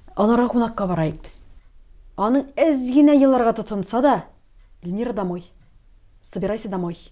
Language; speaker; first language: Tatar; native; Tatar